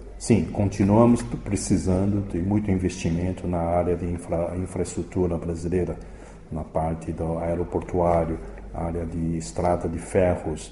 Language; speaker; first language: Portuguese; early bilingual, other home language; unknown